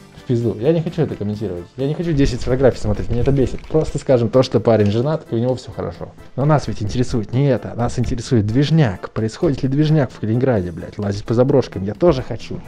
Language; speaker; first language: Russian; native; Russian